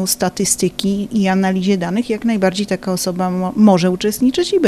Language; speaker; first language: Polish; native; Polish